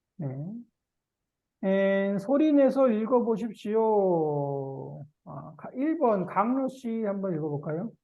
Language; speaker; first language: Korean; native; Korean